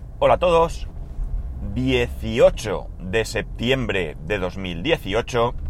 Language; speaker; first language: Spanish; native; Spanish